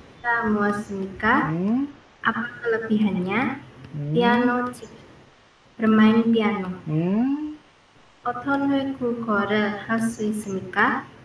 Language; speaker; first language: Korean; non-native, learner; Indonesian